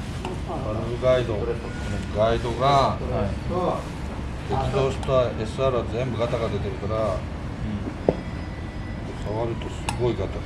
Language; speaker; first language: Japanese; native; Japanese